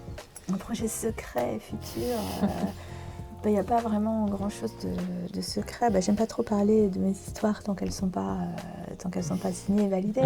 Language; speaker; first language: French; native; French